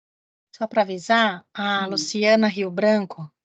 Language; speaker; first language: Portuguese; native; Portuguese